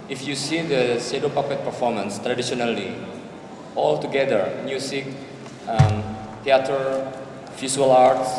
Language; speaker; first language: English; non-native, learner; Indonesian